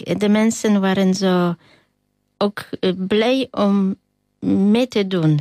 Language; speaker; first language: Dutch; non-native, fluent; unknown